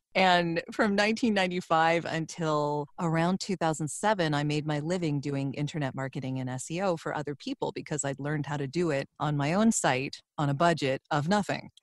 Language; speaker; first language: English; native; English